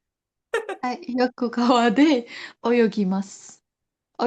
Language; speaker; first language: Japanese; non-native, learner; Indonesian